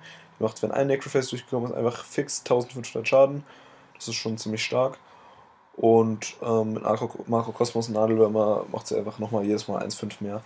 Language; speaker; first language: German; native; German